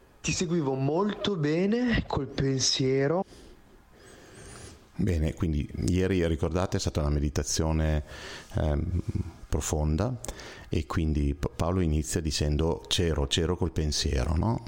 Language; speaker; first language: Italian; native; Italian